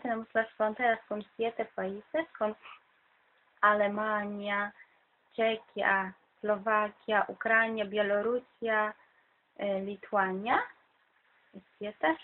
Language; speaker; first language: Spanish; non-native, fluent; Polish